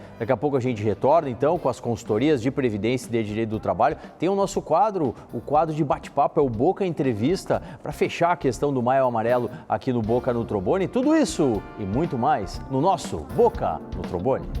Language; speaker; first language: Portuguese; native; Portuguese